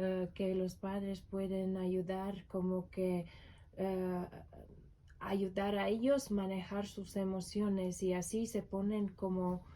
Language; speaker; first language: Spanish; non-native, learner; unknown